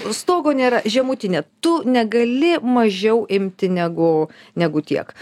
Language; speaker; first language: Lithuanian; native; Lithuanian